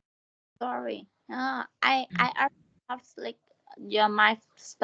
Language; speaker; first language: English; non-native, learner; Vietnamese